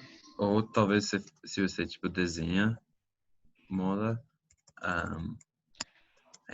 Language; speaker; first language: Portuguese; non-native, fluent; English